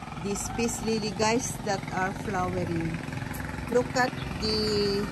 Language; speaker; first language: English; non-native, local second language; Filipino